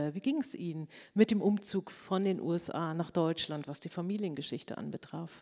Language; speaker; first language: German; native; German